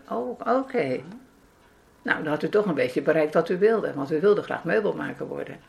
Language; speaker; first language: Dutch; native; Dutch